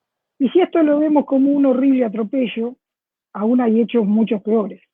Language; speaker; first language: Spanish; native; Spanish